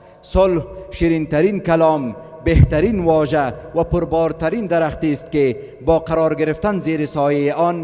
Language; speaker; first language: Persian; native; Persian